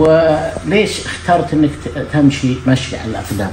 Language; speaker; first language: Arabic; native; Arabic